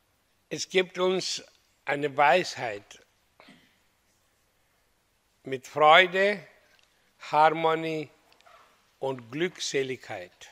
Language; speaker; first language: German; non-native, learner; Hindi